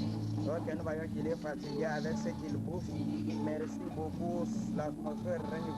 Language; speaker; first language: French; non-native, local second language; Swahili